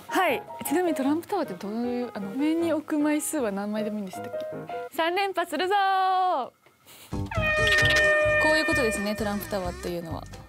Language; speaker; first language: Japanese; native; Japanese